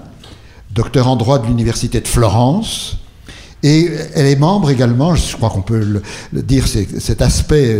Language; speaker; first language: French; native; French